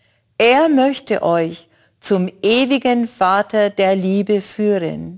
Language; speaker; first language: German; native; German